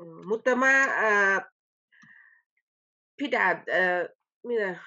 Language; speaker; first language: Finnish; non-native, learner; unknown